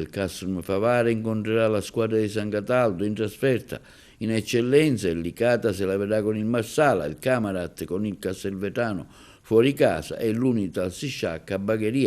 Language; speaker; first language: Italian; native; Italian